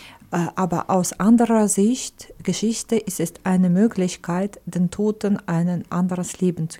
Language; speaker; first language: German; non-native, fluent; Ukrainian